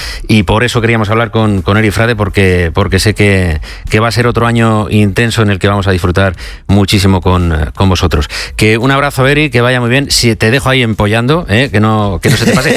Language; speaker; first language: Spanish; native; Spanish